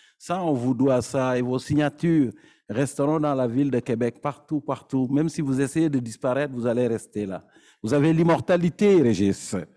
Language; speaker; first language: French; non-native, local second language; Serer